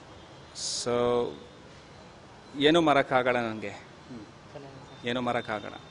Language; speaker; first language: Kannada; non-native, learner; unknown